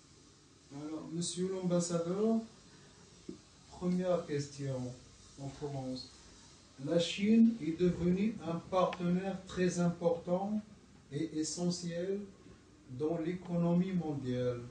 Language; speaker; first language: French; non-native, local second language; Arabic